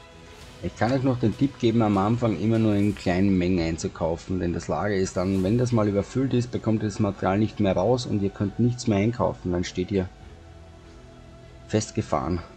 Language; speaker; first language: German; native; German